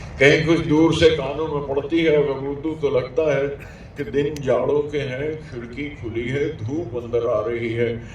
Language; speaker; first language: Urdu; non-native, local second language; Punjabi